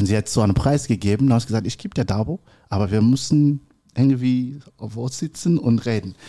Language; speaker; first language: German; non-native, learner; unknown